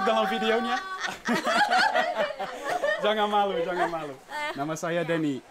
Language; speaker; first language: Indonesian; non-native, fluent; Dutch